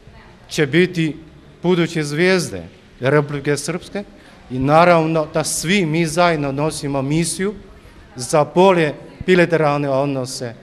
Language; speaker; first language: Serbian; non-native, fluent; Chinese